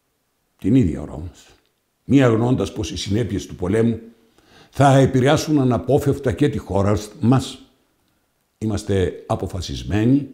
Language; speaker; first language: Greek; native; Greek